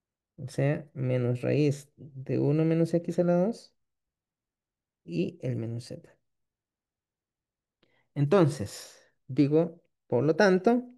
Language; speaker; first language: Spanish; native; Spanish